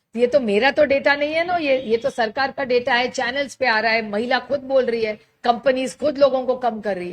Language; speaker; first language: Hindi; non-native, local second language; Marathi